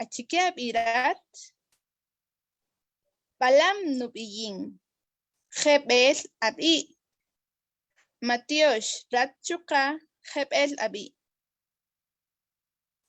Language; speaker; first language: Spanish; non-native, local second language; Kaqchikel